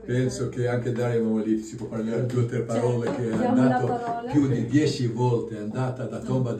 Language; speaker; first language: Italian; non-native, learner; Albanian